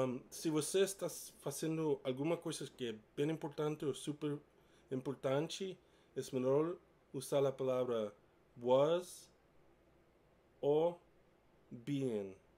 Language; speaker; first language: Portuguese; non-native, learner; English